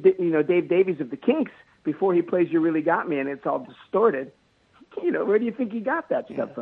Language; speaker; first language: English; native; English